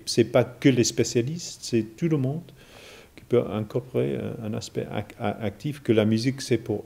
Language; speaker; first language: French; non-native, fluent; English